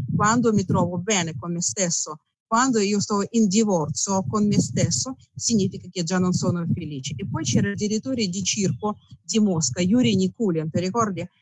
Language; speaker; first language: Italian; non-native, fluent; Russian